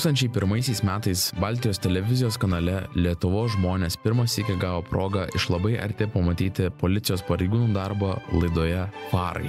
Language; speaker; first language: Lithuanian; native; Lithuanian